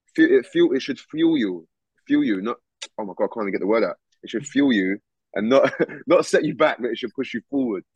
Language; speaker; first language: English; native; English